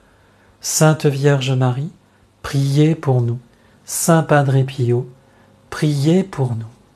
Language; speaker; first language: French; native; French